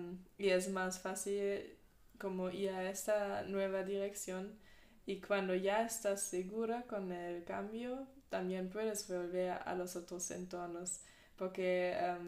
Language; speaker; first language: Spanish; non-native, fluent; German